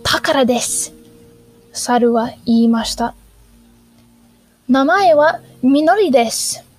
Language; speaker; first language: Japanese; non-native, learner; English